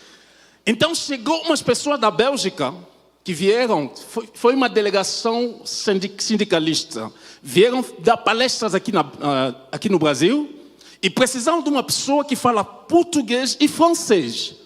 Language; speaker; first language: Portuguese; non-native, fluent; French